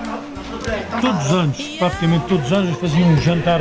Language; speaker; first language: Portuguese; native; Portuguese